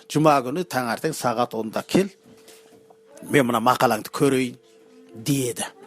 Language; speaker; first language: Kazakh; early bilingual, heritage; Kazakh